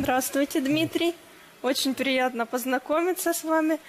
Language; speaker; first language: Russian; native; Russian